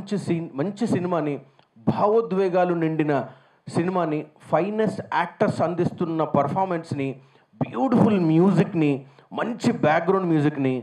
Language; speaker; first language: Telugu; native; Telugu